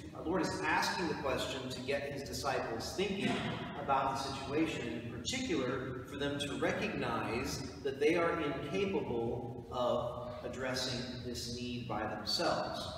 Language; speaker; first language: English; native; English